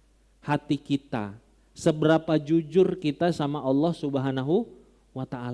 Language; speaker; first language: Indonesian; non-native, local second language; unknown